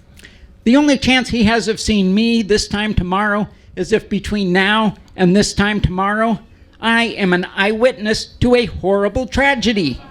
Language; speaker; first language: English; native; English